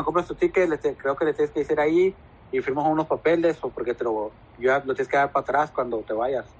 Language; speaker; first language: Spanish; native; Spanish